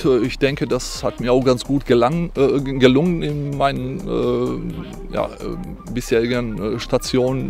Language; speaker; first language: German; non-native, fluent; Croatian